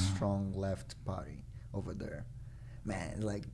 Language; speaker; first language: English; non-native, fluent; Portuguese